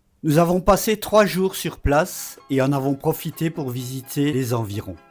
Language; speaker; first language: French; native; French